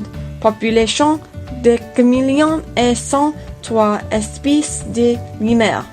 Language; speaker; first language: French; non-native, learner; English